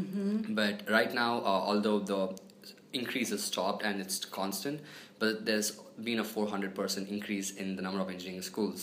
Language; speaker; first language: English; non-native, local second language; Telugu